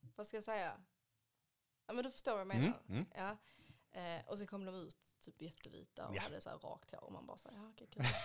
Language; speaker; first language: Swedish; native; Swedish